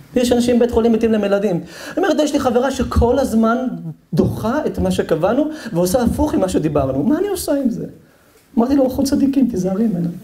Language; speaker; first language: Hebrew; native; Hebrew